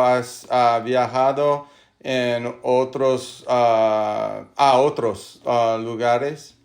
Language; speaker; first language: Spanish; non-native, learner; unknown